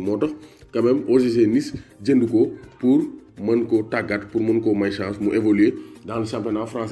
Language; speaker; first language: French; non-native, local second language; Wolof